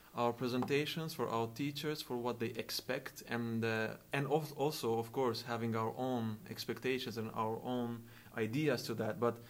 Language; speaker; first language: English; non-native, fluent; Albanian